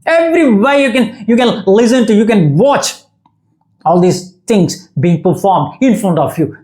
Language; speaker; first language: English; non-native, local second language; Malayalam